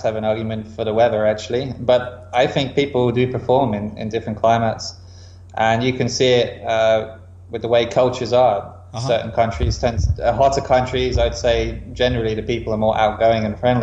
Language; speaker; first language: English; native; English